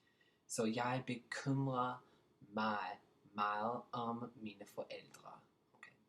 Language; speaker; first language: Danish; non-native, learner; English